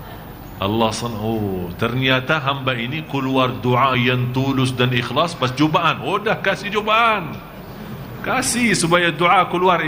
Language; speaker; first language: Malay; non-native, fluent; Arabic